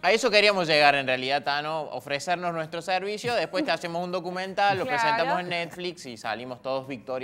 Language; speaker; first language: Spanish; native; Spanish